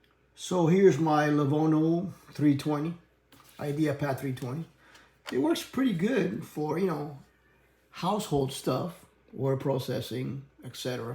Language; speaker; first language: English; native; English